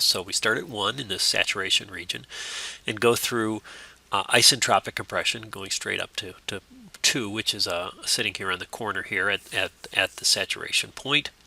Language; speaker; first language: English; native; English